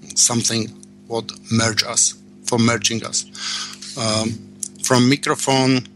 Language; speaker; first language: English; non-native, learner; Slovak